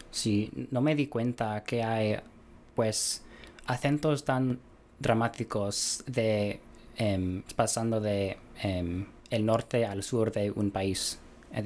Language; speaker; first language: Spanish; non-native, fluent; English